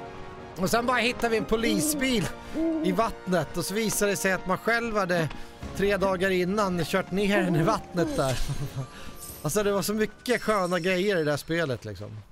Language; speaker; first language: Swedish; native; Swedish